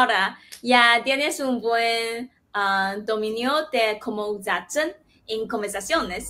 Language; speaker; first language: Spanish; non-native, fluent; Chinese